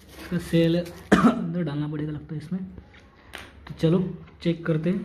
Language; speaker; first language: Hindi; non-native, local second language; Marathi